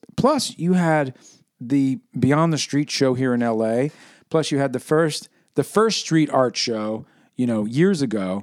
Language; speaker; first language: English; native; English